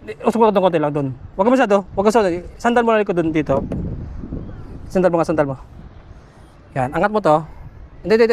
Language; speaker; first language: Filipino; non-native, local second language; Aklanon